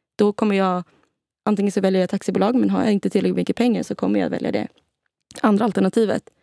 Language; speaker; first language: Swedish; native; Swedish